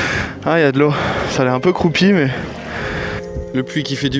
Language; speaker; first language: French; native; French